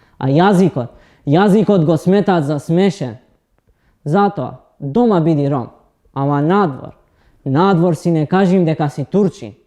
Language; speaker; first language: Macedonian; non-native, local second language; Romany